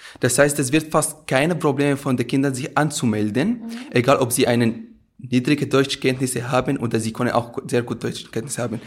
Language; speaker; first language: German; non-native, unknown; Arabic